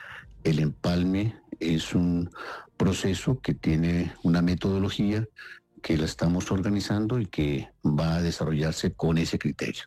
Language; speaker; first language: Spanish; native; Spanish